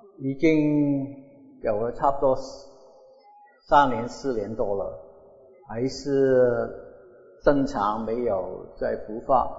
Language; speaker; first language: Chinese; non-native, local second language; Wu Chinese